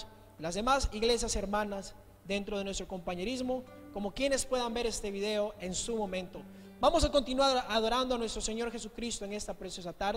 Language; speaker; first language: Spanish; native; Spanish